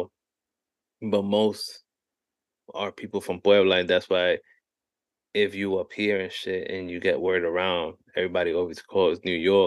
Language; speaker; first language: English; native; English